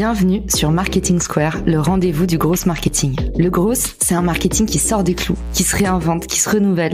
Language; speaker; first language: French; native; French